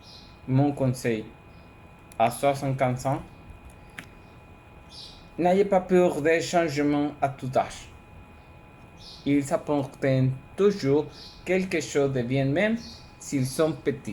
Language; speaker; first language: French; non-native, learner; Spanish